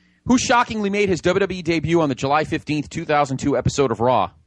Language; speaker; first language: English; native; English